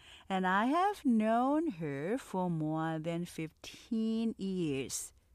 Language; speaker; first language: English; non-native, fluent; Korean